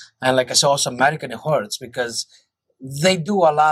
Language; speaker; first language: English; non-native, fluent; Greek